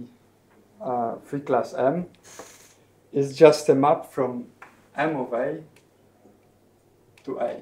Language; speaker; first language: English; non-native, fluent; Polish